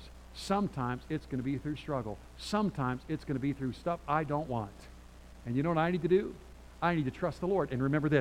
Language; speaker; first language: English; native; English